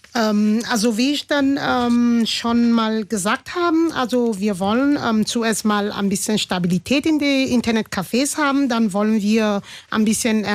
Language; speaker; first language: German; non-native, fluent; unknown